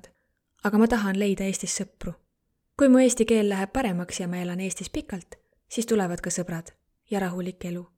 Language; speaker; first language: Estonian; non-native, learner; Arabic